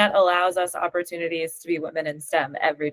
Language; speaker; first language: English; native; English